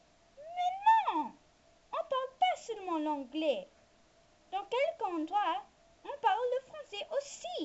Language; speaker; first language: French; non-native, learner; English